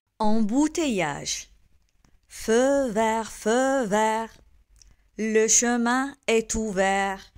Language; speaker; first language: French; non-native, local second language; Arabic